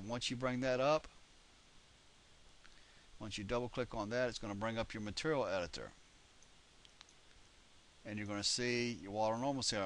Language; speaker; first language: English; native; English